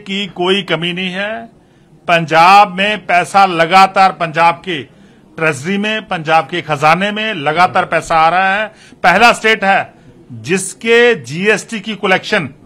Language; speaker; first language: Hindi; non-native, local second language; Punjabi